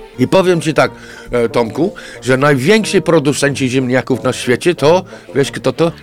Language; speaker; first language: Polish; non-native, fluent; English